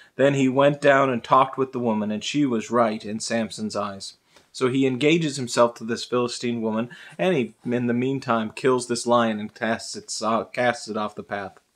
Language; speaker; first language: English; native; English